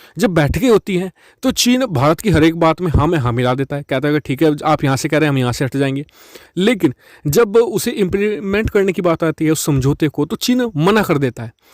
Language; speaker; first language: Hindi; native; Hindi